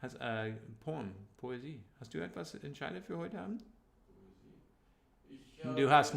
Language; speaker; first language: German; non-native, learner; English